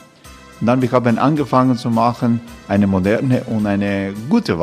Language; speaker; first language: German; non-native, learner; Croatian